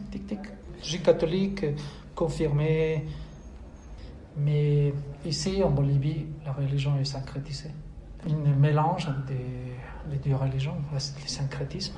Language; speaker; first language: French; non-native, fluent; Spanish